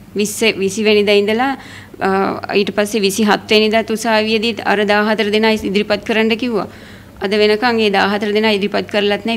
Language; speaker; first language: Sinhala; non-native, local second language; Tamil